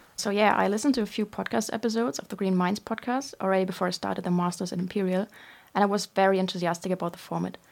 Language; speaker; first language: English; non-native, fluent; German